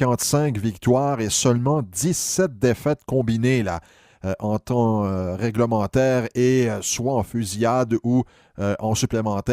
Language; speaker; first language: French; native; French